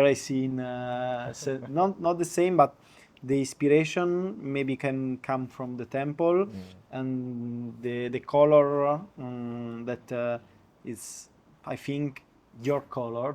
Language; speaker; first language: English; non-native, learner; Italian